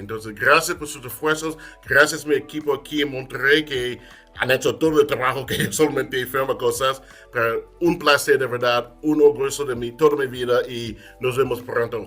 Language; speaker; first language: Spanish; non-native, fluent; English